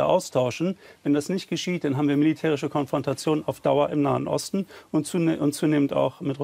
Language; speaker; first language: German; native; German